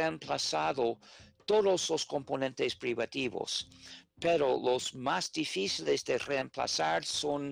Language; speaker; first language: Spanish; non-native, fluent; English